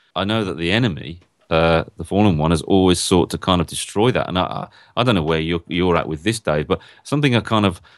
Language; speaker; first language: English; native; English